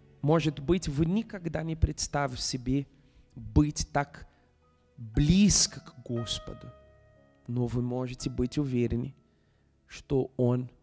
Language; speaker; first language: Russian; non-native, fluent; Portuguese